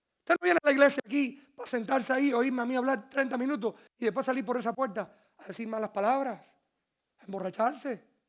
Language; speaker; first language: Spanish; early bilingual, heritage; Spanish